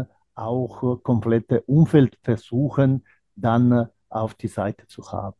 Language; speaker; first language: German; non-native, fluent; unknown